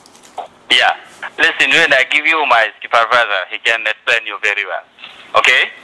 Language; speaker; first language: English; non-native, fluent; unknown